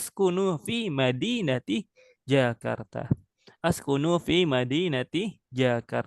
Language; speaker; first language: Arabic; non-native, fluent; Indonesian